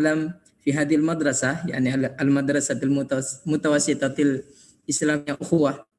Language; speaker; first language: Arabic; non-native, learner; Indonesian